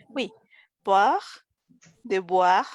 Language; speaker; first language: French; non-native, learner; Spanish